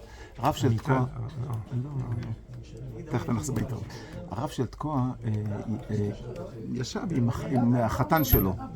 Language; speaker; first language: Hebrew; non-native, fluent; French